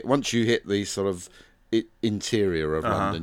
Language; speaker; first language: English; native; English